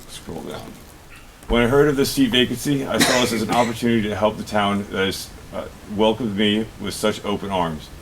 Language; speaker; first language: English; native; English